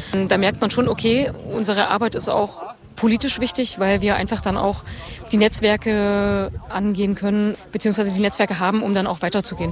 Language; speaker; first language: German; native; German